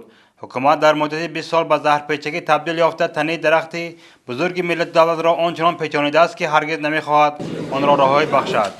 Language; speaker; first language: Persian; native; Persian